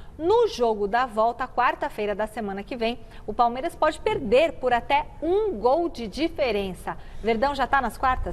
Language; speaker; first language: Portuguese; native; Portuguese